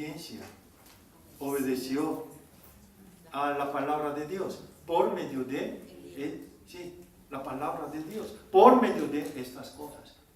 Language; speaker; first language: Spanish; non-native, learner; Korean